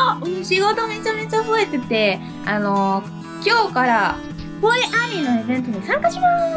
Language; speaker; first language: Japanese; non-native, fluent; Italian